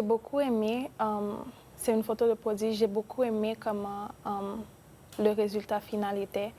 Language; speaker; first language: French; non-native, local second language; Spanish